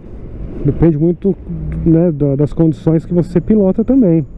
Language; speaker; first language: Portuguese; native; Portuguese